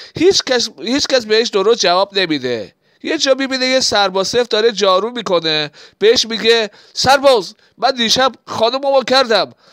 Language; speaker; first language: Persian; non-native, local second language; Assyrian Neo-Aramaic